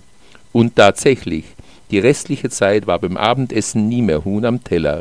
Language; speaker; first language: German; native; German